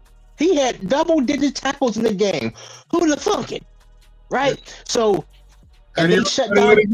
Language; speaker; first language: English; native; English